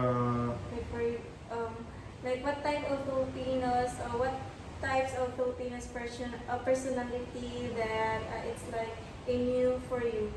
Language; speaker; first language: English; non-native, local second language; Filipino